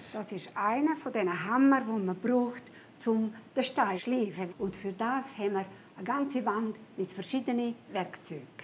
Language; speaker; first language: German; non-native, local second language; Romansh